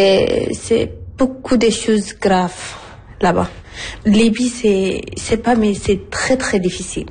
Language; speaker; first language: French; non-native, learner; Arabic